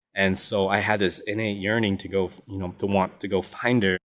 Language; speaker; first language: English; native; English